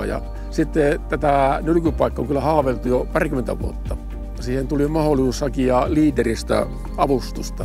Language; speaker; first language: Finnish; native; Finnish